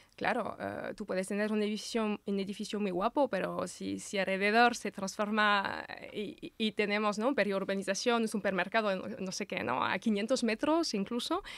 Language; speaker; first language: Spanish; non-native, fluent; French